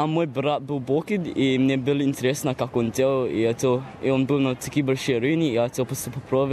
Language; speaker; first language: Russian; early bilingual, heritage; Russian